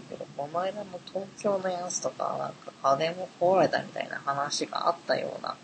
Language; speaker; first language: Japanese; native; Japanese